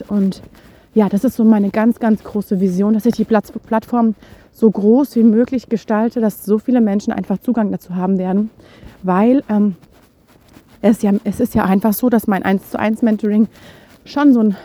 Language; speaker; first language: German; native; German